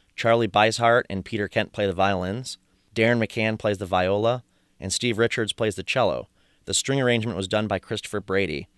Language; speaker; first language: English; native; English